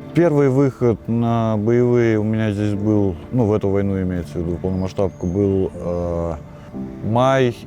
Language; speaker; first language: Russian; native; Russian